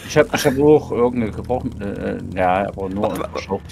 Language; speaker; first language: German; native; German